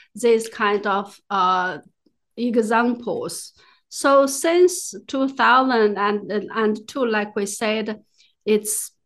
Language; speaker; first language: English; non-native, fluent; Chinese